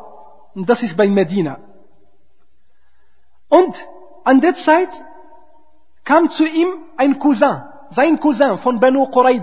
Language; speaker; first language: German; non-native, fluent; Arabic